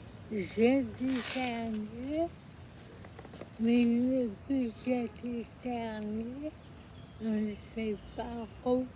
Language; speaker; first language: French; non-native, learner; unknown